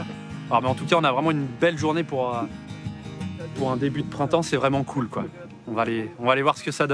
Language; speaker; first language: French; native; French